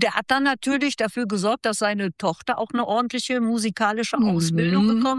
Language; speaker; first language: German; native; German